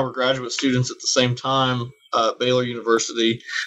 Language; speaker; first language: English; native; English